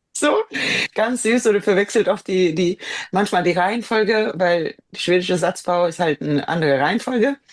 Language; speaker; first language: German; non-native, fluent; Swedish